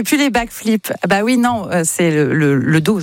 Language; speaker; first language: French; native; French